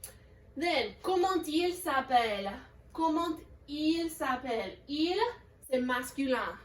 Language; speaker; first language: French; non-native, fluent; English